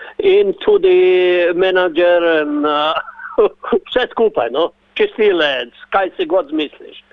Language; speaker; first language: Slovenian; native; Slovenian